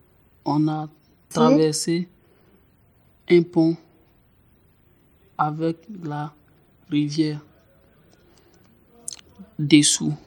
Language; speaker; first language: French; non-native, learner; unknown